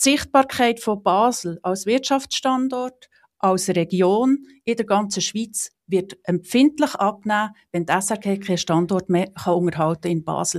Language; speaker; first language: German; native; German